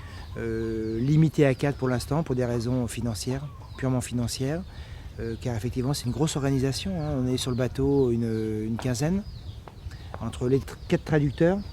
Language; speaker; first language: French; native; French